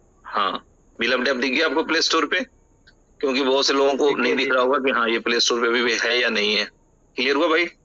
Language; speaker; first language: Hindi; native; Hindi